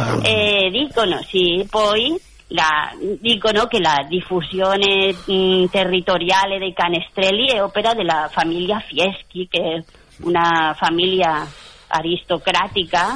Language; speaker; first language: Italian; non-native, fluent; Catalan